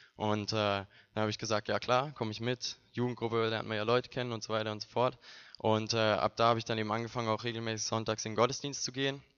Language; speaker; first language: German; native; German